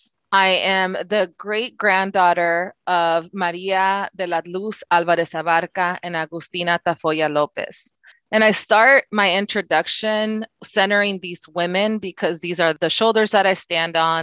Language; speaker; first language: English; non-native, fluent; Spanish